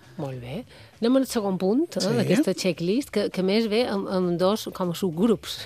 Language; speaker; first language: Catalan; native; Catalan